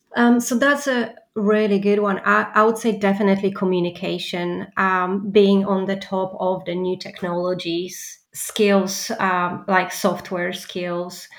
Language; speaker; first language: English; non-native, fluent; Polish